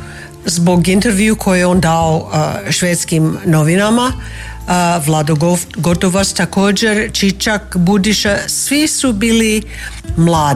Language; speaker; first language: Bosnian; non-native, fluent; English